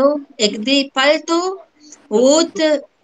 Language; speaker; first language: Russian; non-native, learner; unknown